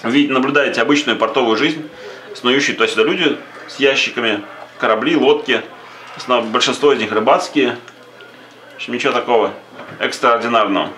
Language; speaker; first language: Russian; native; Russian